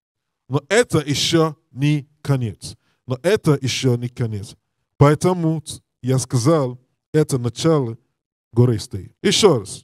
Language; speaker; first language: Russian; non-native, learner; English